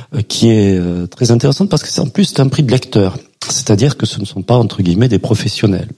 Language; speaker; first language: French; native; French